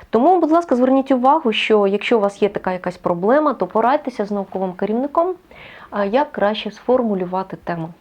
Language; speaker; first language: Ukrainian; native; Ukrainian